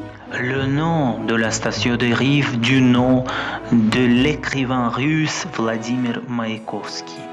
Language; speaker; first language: French; non-native, fluent; Russian